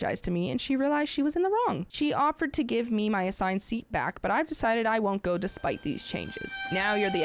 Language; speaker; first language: English; native; English